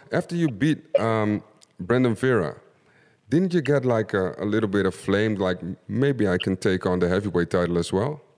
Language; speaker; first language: English; non-native, fluent; Dutch